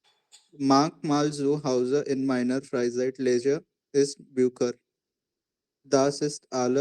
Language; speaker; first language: German; non-native, learner; Hindi